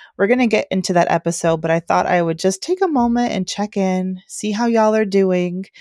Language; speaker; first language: English; native; English